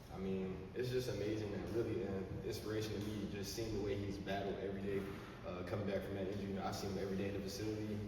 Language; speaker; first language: English; native; English